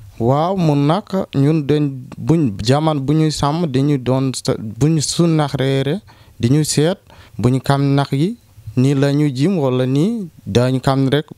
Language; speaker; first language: Wolof; non-native, local second language; Fula